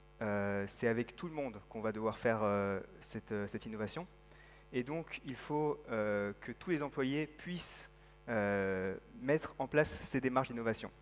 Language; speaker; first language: French; native; French